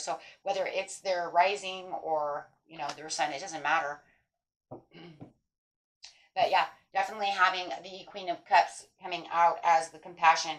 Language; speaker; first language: English; native; English